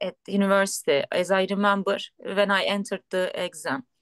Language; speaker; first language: English; non-native, learner; Turkish